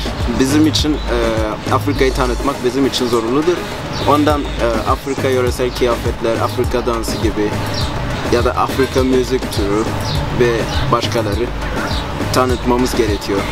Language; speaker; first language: Turkish; non-native, fluent; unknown